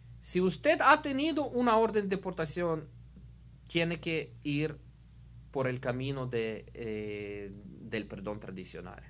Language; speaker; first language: Spanish; non-native, fluent; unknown